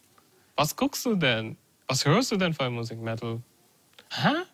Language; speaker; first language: German; non-native, learner; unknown